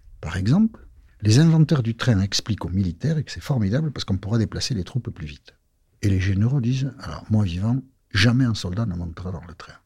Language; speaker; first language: French; non-native, local second language; Basque